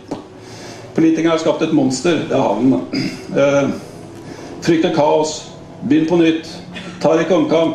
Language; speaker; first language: Norwegian; native; Norwegian